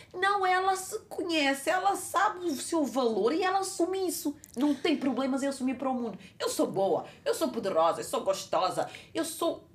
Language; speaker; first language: Portuguese; non-native, local second language; Kabuverdianu